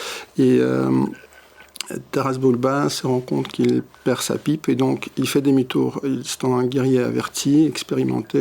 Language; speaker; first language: French; early bilingual, other home language; Russian